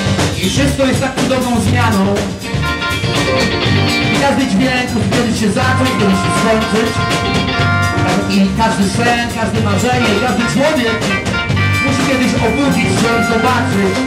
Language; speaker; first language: Polish; non-native, fluent; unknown